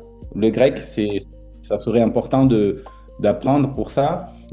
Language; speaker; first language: French; non-native, fluent; Portuguese